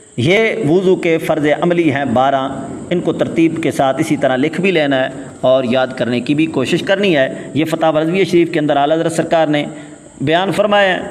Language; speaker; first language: Urdu; native; Urdu